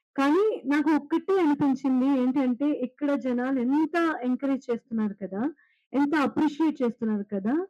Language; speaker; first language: Telugu; non-native, learner; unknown